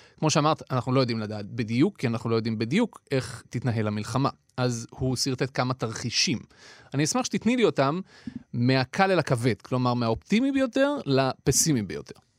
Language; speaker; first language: Hebrew; native; Hebrew